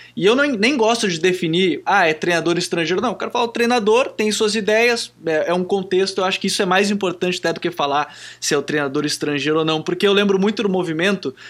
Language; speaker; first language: Portuguese; native; Portuguese